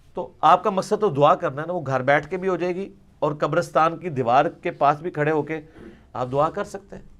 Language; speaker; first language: Urdu; non-native, local second language; Punjabi